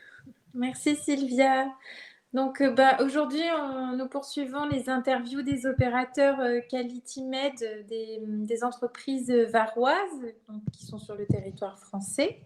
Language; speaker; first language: French; native; French